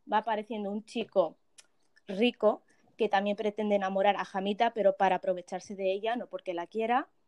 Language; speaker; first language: Spanish; early bilingual, other home language; Arabic